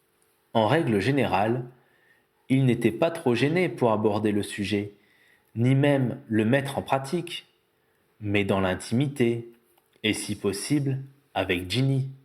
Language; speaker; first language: French; native; French